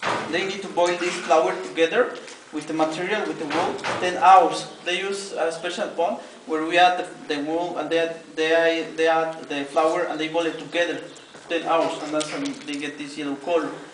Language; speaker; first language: English; non-native, fluent; Spanish